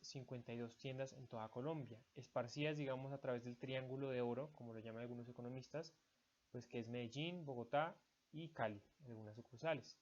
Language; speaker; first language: Spanish; native; Spanish